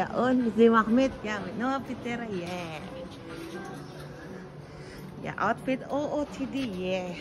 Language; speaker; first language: German; non-native, learner; Filipino